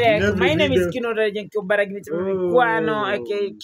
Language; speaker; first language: English; non-native, learner; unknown